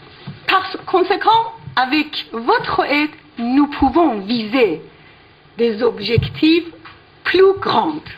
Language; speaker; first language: French; non-native, fluent; Persian